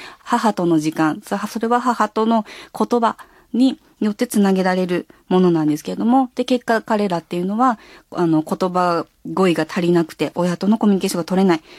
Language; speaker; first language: Japanese; native; Japanese